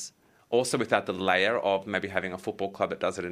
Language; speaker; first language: English; native; English